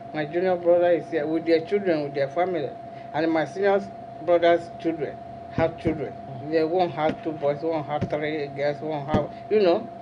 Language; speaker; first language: English; non-native, local second language; Igbo